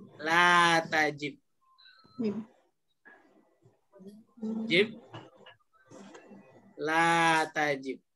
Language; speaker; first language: Arabic; non-native, fluent; Indonesian